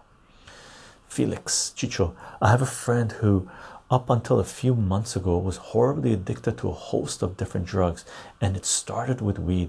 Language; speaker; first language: English; native; English